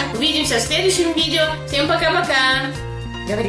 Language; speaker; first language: Russian; native; Russian